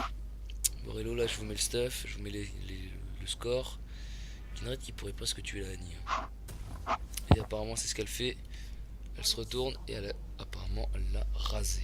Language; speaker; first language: French; native; French